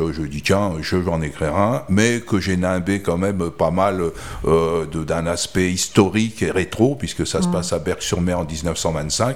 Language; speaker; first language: French; native; French